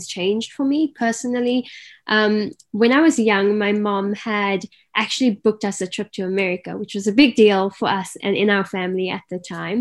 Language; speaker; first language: English; native; English